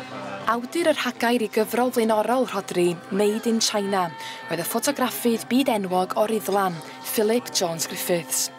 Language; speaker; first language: Welsh; native; Welsh